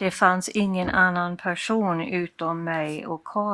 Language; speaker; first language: Swedish; non-native, fluent; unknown